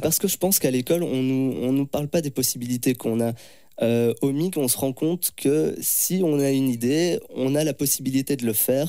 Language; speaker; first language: French; native; French